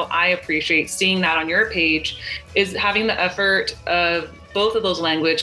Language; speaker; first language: English; early bilingual, other home language; Spanish